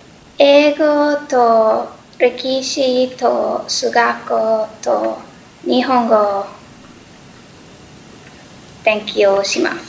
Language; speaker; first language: Japanese; non-native, learner; English